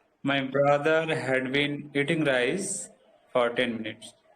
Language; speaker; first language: English; non-native, local second language; Bangla